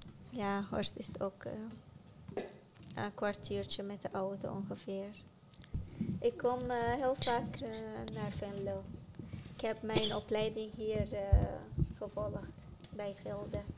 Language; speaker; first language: Dutch; non-native, fluent; Arabic